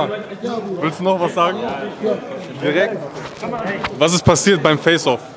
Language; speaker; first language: German; native; German